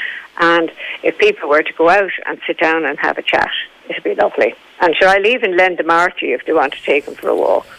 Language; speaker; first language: English; native; English